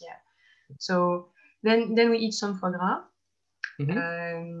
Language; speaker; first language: English; non-native, fluent; French